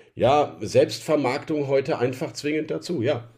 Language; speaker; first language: German; native; German